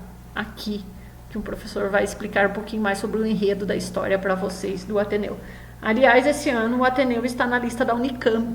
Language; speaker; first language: Portuguese; native; Portuguese